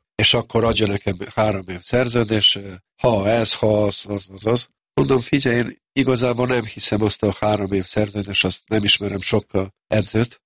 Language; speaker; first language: Hungarian; non-native, fluent; Serbian